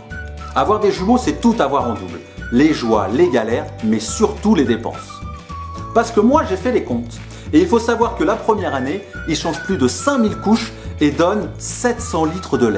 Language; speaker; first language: French; native; French